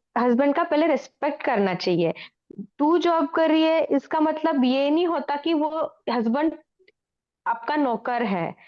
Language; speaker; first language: Hindi; non-native, local second language; Marathi